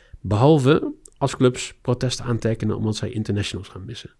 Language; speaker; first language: Dutch; native; Dutch